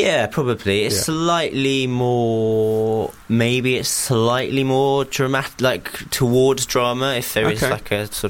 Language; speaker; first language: English; native; English